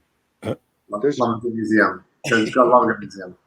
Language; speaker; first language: English; native; English